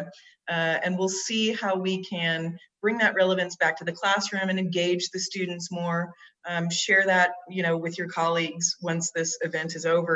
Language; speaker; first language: English; native; English